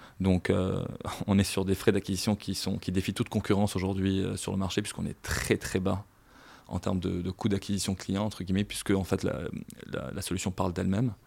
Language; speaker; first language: French; non-native, local second language; Arabic